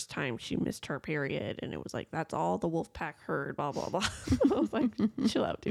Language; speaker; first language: English; native; English